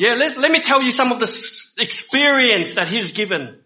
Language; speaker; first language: English; early bilingual, other home language; Vietnamese